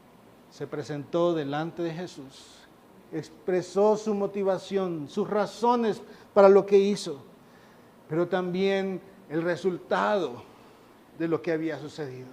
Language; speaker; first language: Spanish; native; Spanish